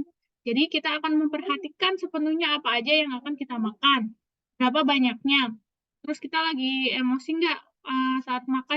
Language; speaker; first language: Indonesian; native; Indonesian